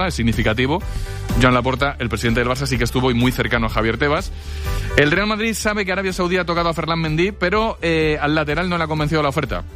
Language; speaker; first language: Spanish; native; Spanish